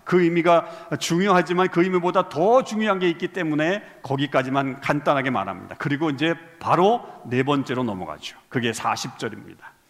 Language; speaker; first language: Korean; native; Korean